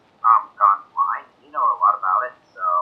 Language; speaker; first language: English; native; English